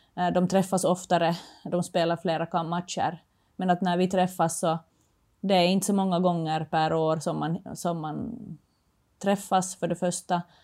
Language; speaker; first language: Swedish; native; Swedish